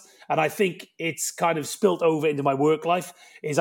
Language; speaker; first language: English; native; English